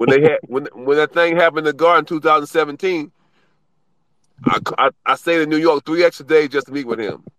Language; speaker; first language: English; native; English